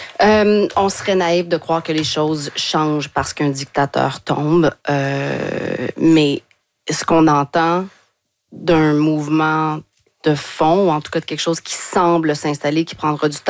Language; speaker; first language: French; native; French